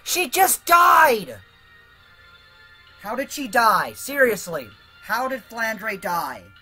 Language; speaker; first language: English; native; English